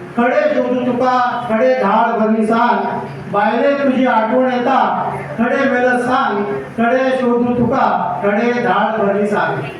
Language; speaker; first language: Marathi; native; Marathi